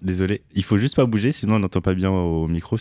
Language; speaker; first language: French; native; French